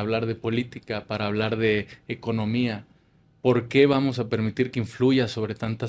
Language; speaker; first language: Spanish; native; Spanish